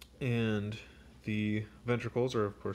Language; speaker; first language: English; native; English